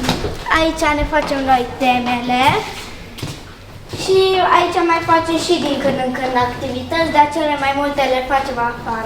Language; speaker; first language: Romanian; early bilingual, other home language; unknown